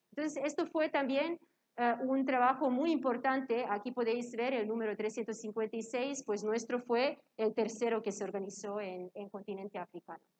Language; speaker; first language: Spanish; non-native, fluent; Serbian